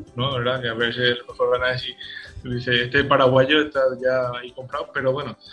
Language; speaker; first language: Spanish; native; Spanish